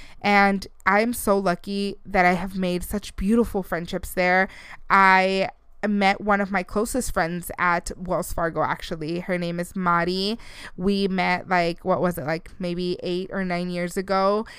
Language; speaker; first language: English; early bilingual, other home language; Spanish